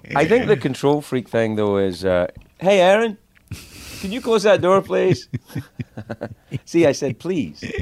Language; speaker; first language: English; native; English